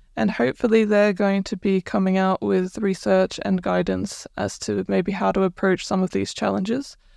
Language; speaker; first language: English; non-native, fluent; Croatian